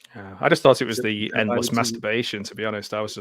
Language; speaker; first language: English; native; English